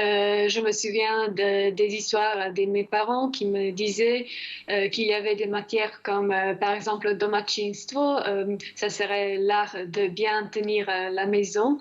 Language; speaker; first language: French; non-native, fluent; Croatian